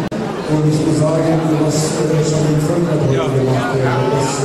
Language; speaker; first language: German; non-native, learner; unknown